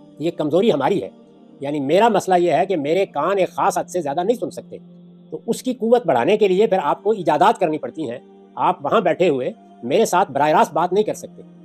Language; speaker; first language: Urdu; non-native, local second language; Punjabi